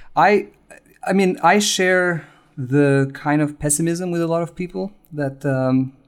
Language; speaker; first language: English; non-native, fluent; Albanian